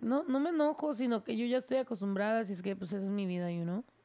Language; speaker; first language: Spanish; early bilingual, heritage; Spanish